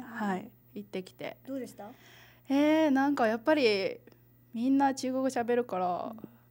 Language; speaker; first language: Japanese; early bilingual, other home language; Chinese